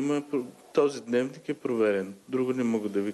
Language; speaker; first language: Bulgarian; native; Bulgarian